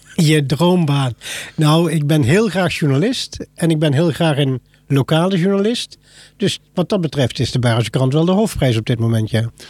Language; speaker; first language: Dutch; native; Dutch